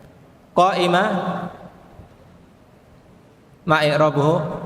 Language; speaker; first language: Arabic; non-native, fluent; Indonesian